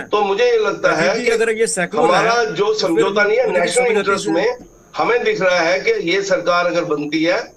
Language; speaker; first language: Hindi; native; Hindi